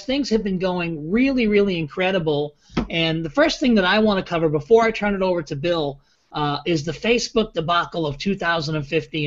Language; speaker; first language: English; native; English